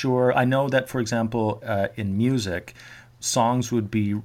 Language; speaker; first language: English; native; English